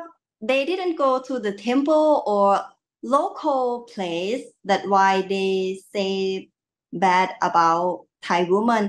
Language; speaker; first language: English; non-native, learner; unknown